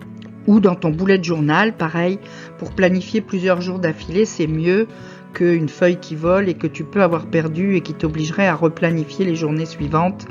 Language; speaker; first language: French; native; French